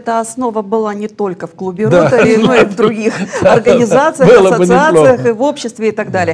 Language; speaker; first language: Russian; native; Russian